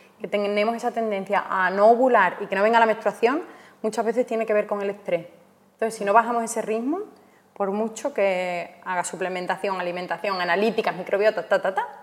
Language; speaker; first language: Spanish; native; Spanish